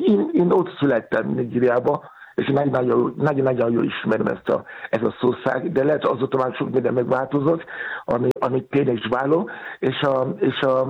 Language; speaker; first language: Hungarian; non-native, fluent; Yoruba